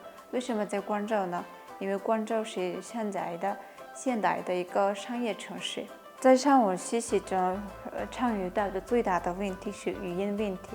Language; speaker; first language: Chinese; non-native, fluent; Mongolian